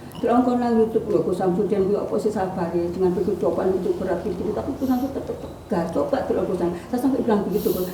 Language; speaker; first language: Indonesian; non-native, local second language; Madurese